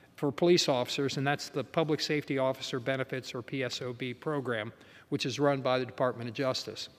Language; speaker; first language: English; native; English